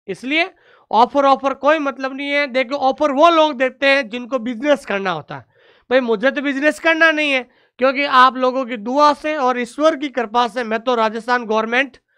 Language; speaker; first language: Hindi; native; Hindi